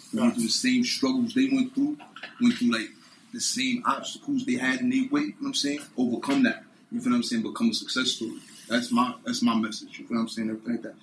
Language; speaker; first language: English; native; English